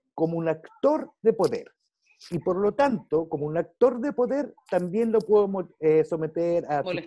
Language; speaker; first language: Spanish; early bilingual, heritage; Spanish